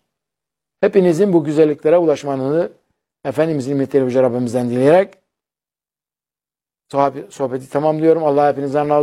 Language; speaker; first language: Turkish; native; Turkish